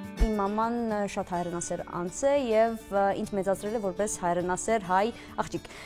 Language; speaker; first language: Armenian; early bilingual, heritage; Armenian